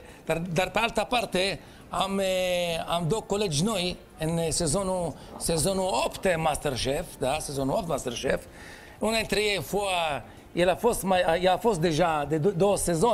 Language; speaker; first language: Romanian; non-native, fluent; Hebrew